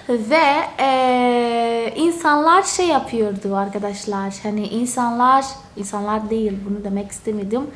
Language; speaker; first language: Turkish; non-native, fluent; Portuguese